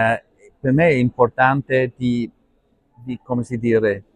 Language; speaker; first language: Italian; non-native, learner; Arabic